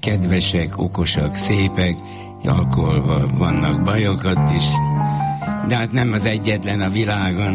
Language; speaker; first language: Hungarian; native; Hungarian